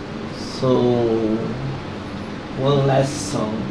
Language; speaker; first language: English; non-native, fluent; Portuguese